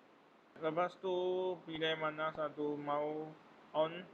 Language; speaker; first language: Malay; non-native, local second language; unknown